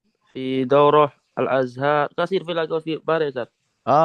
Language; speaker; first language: Arabic; non-native, learner; Indonesian